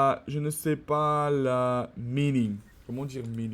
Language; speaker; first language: French; non-native, learner; Russian